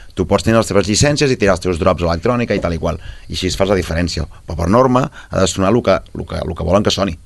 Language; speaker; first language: Catalan; native; Catalan